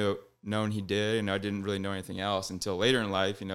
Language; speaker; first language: English; native; English